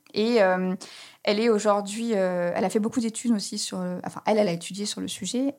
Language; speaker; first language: French; native; French